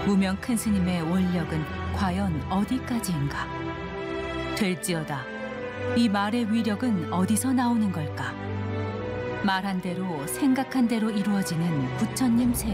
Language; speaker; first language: Korean; native; Korean